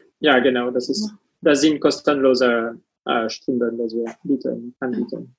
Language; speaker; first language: German; non-native, fluent; French